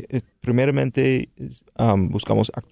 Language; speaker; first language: Spanish; non-native, fluent; English